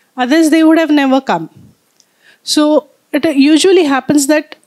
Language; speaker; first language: English; non-native, local second language; Marathi